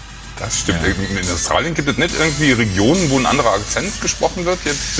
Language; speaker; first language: German; native; German